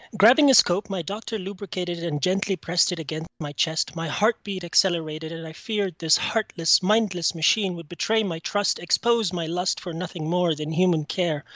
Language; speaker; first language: English; non-native, fluent; French